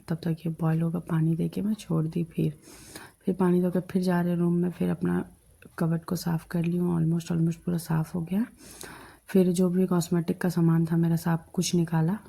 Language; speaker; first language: Hindi; non-native, local second language; Bangla